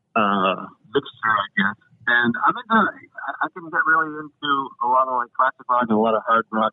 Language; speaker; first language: English; native; English